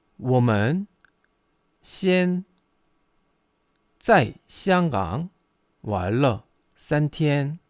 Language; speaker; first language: Chinese; non-native, fluent; Korean